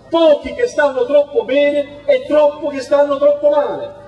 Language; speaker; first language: Italian; native; Italian